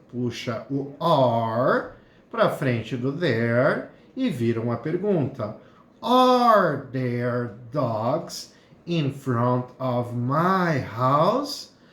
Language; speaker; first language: Portuguese; native; Portuguese